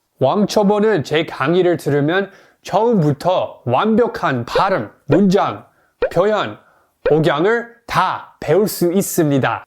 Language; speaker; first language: Korean; non-native, fluent; English